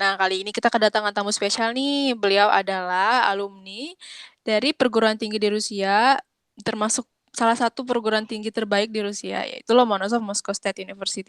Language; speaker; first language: Indonesian; native; Indonesian